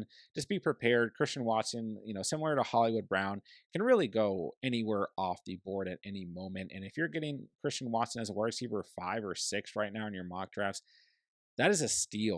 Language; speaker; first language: English; native; English